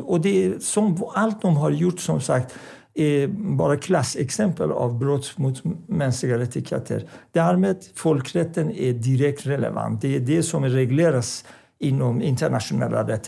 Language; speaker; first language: Swedish; non-native, fluent; Persian